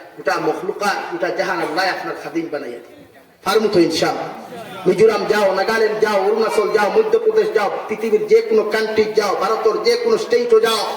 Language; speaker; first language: Bangla; native; Bangla